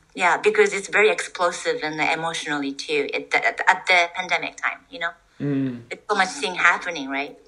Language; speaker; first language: English; non-native, fluent; Japanese